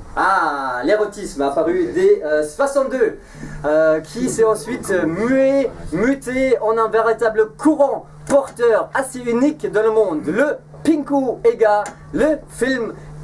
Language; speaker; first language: French; native; French